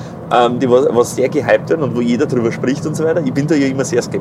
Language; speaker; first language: German; native; German